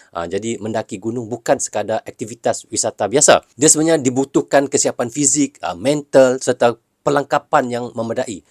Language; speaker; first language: Malay; native; Malay